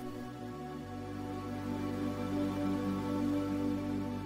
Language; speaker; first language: English; native; English